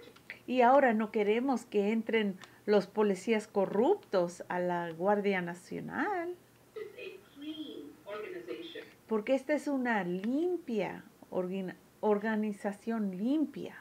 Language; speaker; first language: Spanish; early bilingual, heritage; Spanish